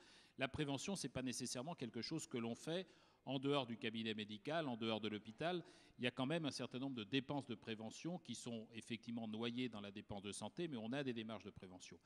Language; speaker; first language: French; native; French